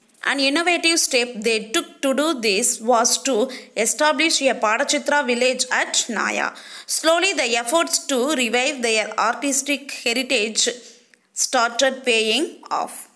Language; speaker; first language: English; non-native, local second language; Tamil